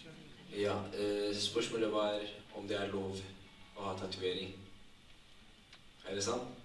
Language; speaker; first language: Norwegian; non-native, fluent; Tigrinya